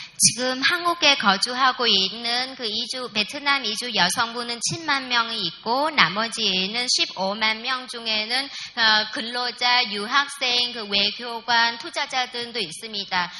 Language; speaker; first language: Korean; non-native, fluent; Vietnamese